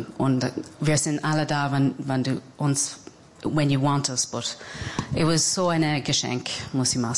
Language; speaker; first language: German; non-native, fluent; English